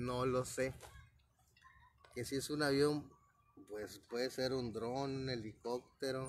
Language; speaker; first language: Spanish; native; Spanish